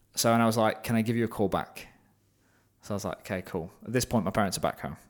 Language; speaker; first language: English; native; English